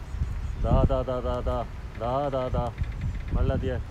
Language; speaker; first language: Russian; non-native, learner; Korean